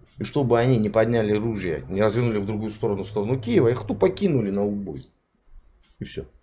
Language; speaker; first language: Russian; native; Russian